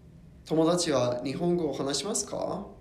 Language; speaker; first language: Japanese; non-native, learner; English